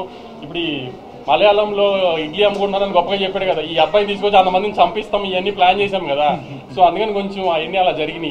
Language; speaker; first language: Telugu; native; Telugu